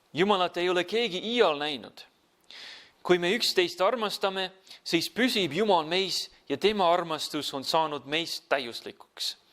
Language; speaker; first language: Estonian; non-native, fluent; English